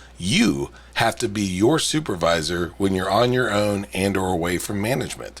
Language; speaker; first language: English; native; English